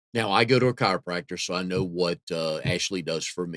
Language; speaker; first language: English; native; English